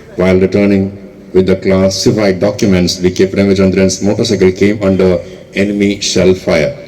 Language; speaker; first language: English; non-native, local second language; Malayalam